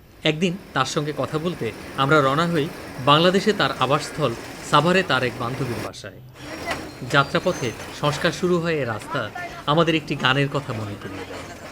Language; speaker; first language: Bangla; native; Bangla